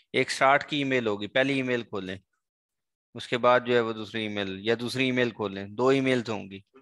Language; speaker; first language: Urdu; non-native, local second language; Sindhi